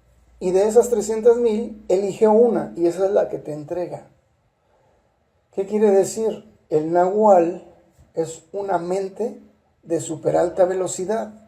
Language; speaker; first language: Spanish; native; Spanish